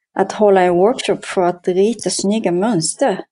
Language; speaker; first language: Swedish; non-native, fluent; Japanese